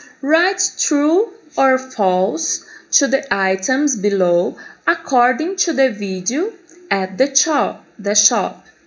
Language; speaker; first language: English; non-native, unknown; Portuguese